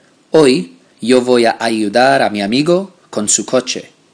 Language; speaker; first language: Spanish; non-native, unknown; English